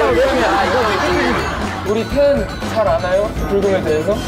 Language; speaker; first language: Korean; non-native, fluent; Thai